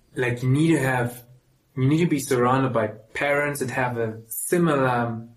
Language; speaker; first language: English; native; English